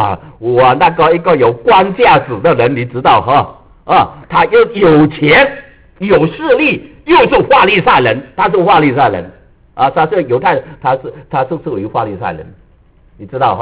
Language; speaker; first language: Chinese; native; Chinese